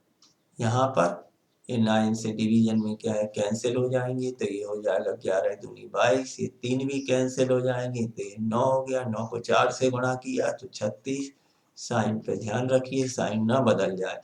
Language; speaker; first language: Hindi; native; Hindi